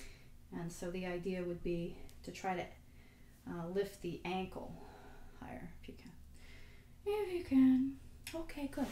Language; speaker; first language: English; native; English